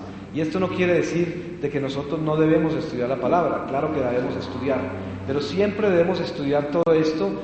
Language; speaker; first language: Spanish; native; Spanish